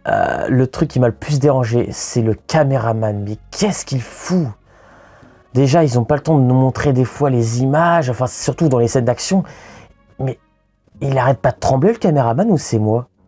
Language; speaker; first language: French; native; French